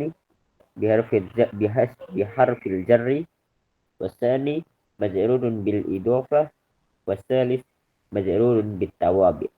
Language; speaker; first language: Arabic; non-native, learner; Indonesian